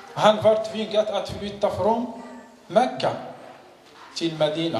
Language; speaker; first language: Swedish; non-native, learner; Arabic